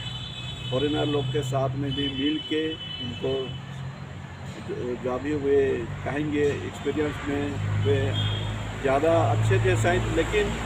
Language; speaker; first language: Hindi; non-native, local second language; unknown